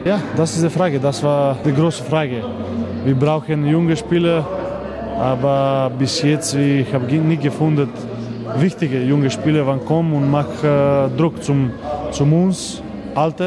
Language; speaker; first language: German; non-native, learner; Macedonian